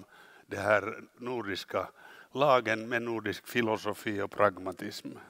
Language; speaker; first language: Swedish; non-native, local second language; Finnish